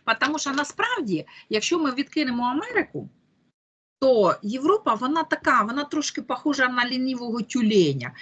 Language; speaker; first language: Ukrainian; native; Ukrainian